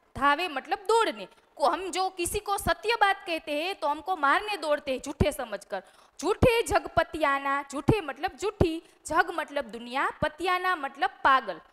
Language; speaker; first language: Hindi; non-native, local second language; Gujarati